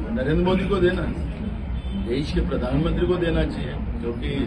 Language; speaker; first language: Hindi; non-native, local second language; Marathi